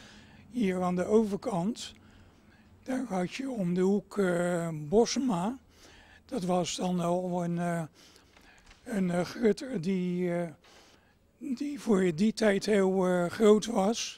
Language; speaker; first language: Dutch; native; Dutch